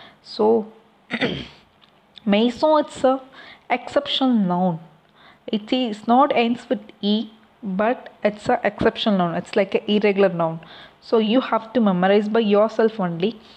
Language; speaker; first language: English; non-native, local second language; Tamil